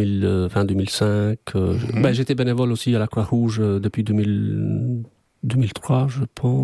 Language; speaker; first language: French; non-native, fluent; Albanian